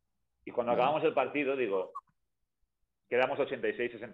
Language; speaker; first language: Spanish; native; Spanish